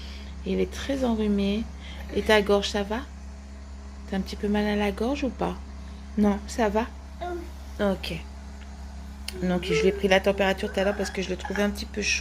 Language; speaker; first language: French; native; French